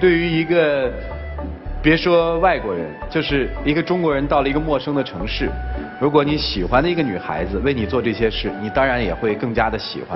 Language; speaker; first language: Chinese; native; Chinese